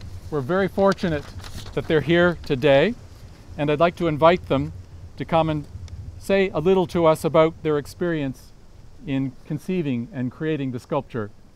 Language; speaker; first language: English; native; English